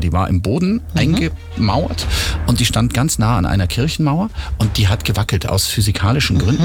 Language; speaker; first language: German; native; German